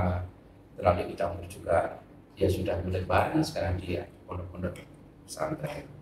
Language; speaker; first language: Indonesian; native; Indonesian